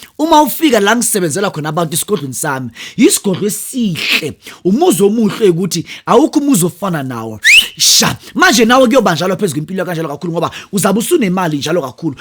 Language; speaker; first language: Zulu; non-native, local second language; Northern Sotho